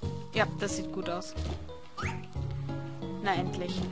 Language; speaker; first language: German; native; German